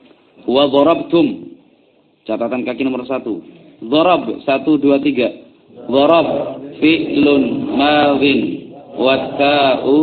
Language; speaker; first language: Arabic; non-native, fluent; Javanese